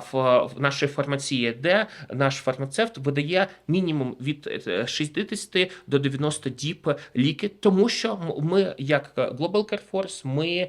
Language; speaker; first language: Ukrainian; native; Ukrainian